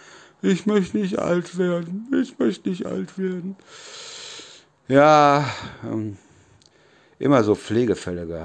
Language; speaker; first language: German; native; German